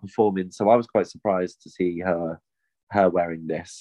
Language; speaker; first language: English; native; English